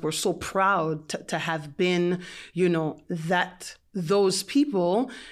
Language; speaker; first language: English; non-native, fluent; French